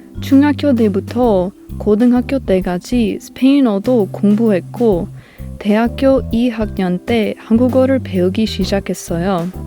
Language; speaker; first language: Korean; non-native, learner; English